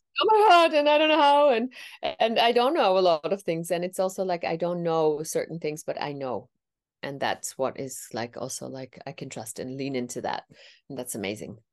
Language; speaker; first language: English; non-native, fluent; Tamil